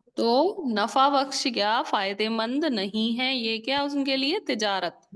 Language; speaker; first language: Urdu; native; Urdu